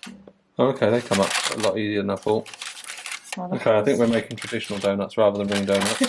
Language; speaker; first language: English; native; English